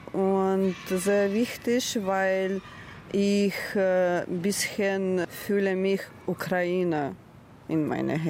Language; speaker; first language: German; non-native, learner; Ukrainian